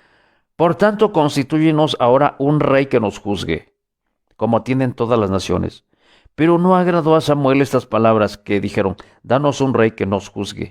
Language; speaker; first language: Spanish; native; Spanish